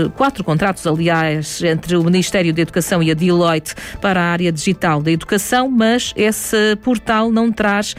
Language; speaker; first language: Portuguese; native; Portuguese